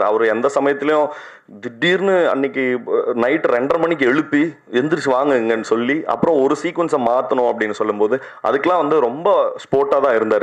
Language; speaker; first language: Tamil; native; Tamil